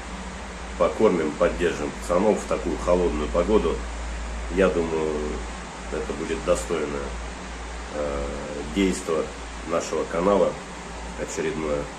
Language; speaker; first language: Russian; native; Russian